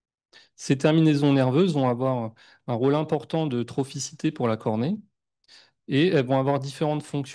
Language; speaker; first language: French; native; French